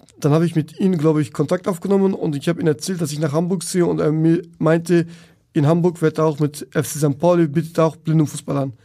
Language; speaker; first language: German; non-native, fluent; Turkish